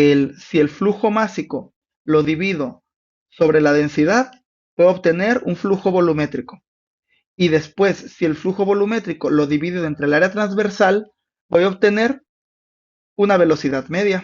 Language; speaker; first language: Spanish; native; Spanish